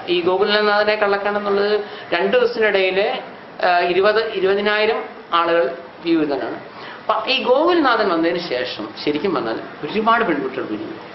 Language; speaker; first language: Malayalam; non-native, local second language; Hindi